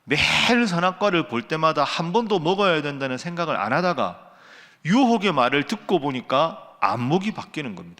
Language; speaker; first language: Korean; native; Korean